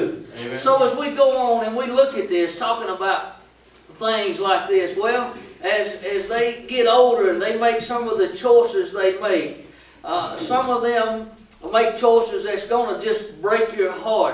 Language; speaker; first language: English; native; English